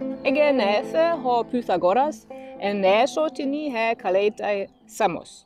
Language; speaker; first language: Greek; non-native, fluent; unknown